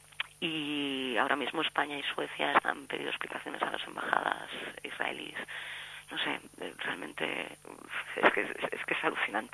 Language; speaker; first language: Spanish; native; Spanish